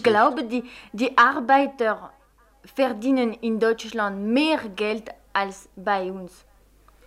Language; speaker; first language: German; non-native, fluent; French